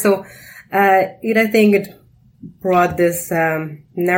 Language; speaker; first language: English; non-native, fluent; Russian